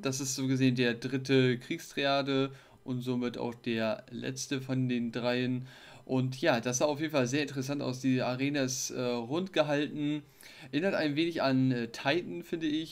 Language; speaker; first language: German; native; German